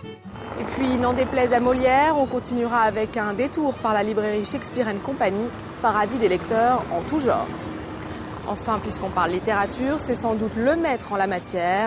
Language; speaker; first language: French; native; French